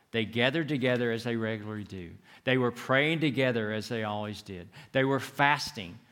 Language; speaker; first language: English; native; English